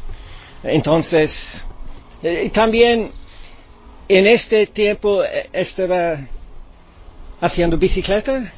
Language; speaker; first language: Spanish; non-native, learner; English